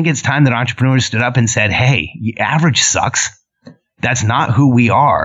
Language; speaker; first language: English; early bilingual, other home language; Spanish